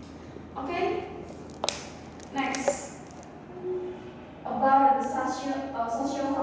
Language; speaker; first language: English; non-native, learner; Indonesian